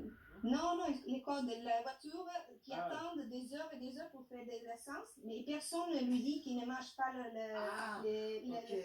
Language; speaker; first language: French; non-native, fluent; Italian